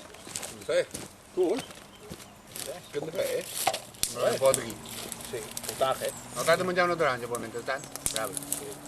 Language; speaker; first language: Catalan; native; Catalan